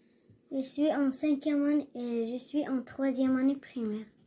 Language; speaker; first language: French; non-native, learner; Arabic